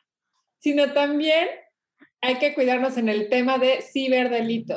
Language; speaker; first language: Spanish; native; Spanish